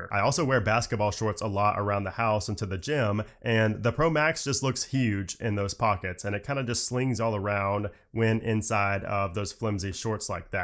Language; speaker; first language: English; native; English